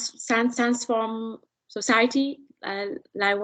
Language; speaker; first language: English; non-native, learner; Vietnamese